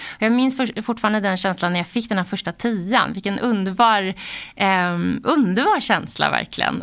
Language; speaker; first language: Swedish; native; Swedish